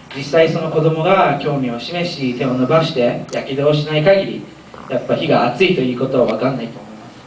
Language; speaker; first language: Japanese; early bilingual, other home language; Korean